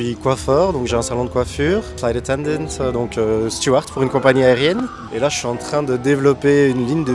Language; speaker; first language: French; native; French